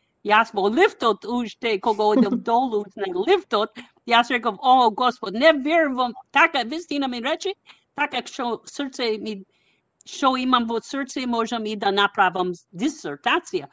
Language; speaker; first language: Macedonian; non-native, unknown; English